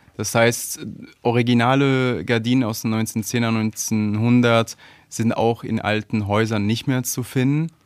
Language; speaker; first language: German; non-native, fluent; Italian